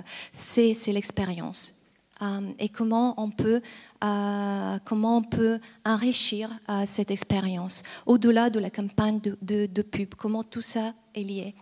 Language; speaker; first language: French; non-native, fluent; Bulgarian